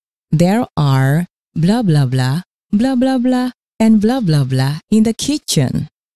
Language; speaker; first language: English; non-native, fluent; Indonesian